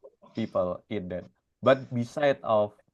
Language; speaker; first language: English; non-native, fluent; Indonesian